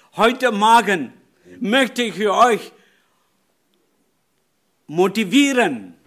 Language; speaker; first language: German; non-native, learner; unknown